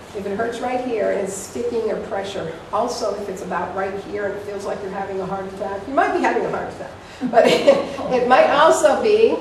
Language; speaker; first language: English; native; English